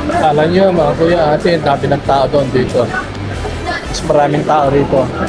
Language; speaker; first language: Filipino; native; Filipino